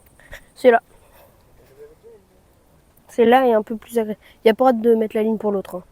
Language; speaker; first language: French; native; French